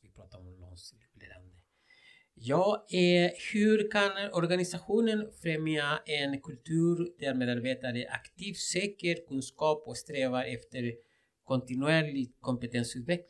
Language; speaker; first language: Swedish; non-native, fluent; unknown